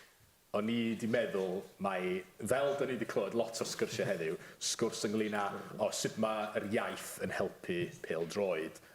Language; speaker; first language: Welsh; native; Welsh